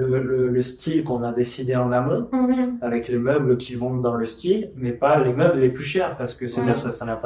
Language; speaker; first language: French; native; French